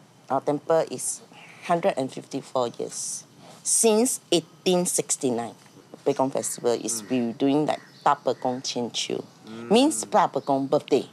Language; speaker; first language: English; non-native, local second language; Chinese